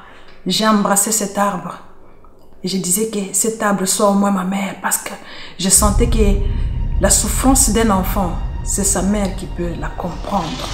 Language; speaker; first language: French; non-native, local second language; Lingala